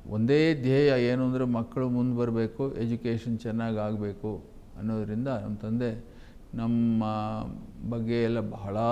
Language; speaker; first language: Kannada; native; Kannada